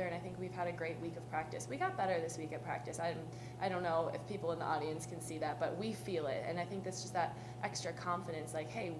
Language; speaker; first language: English; native; English